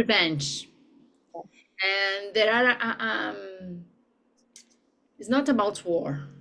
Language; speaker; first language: English; non-native, learner; Portuguese